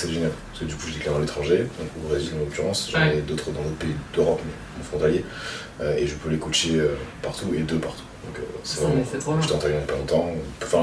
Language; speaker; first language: French; native; French